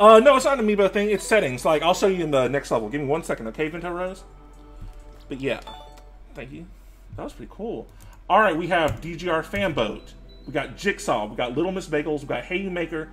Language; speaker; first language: English; native; English